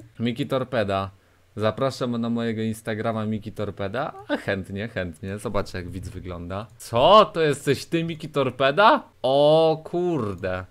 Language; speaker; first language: Polish; native; Polish